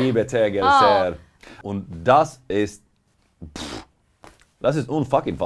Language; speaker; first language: German; non-native, learner; Finnish